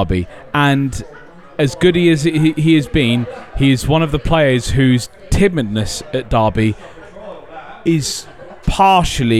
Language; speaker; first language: English; native; English